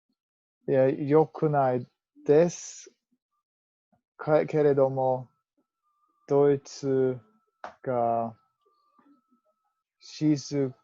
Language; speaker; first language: Japanese; non-native, learner; English